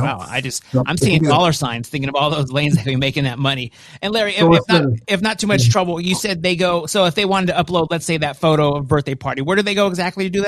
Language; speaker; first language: English; native; English